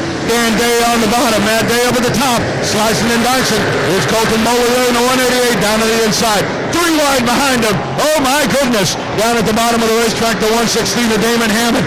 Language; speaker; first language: English; native; English